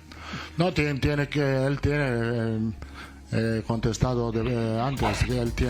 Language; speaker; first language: Spanish; non-native, fluent; Italian